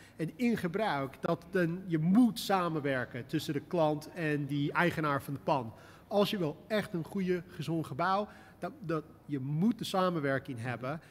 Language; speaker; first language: Dutch; non-native, fluent; English